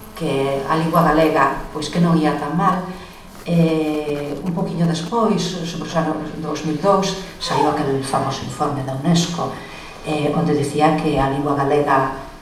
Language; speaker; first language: Galician; non-native, local second language; Spanish